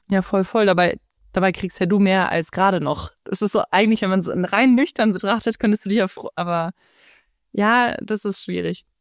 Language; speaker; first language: German; native; German